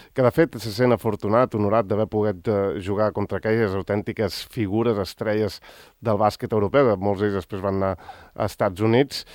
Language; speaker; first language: Catalan; native; Catalan